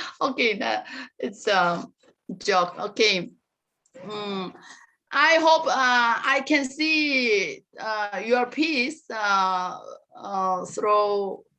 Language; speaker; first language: English; non-native, learner; Korean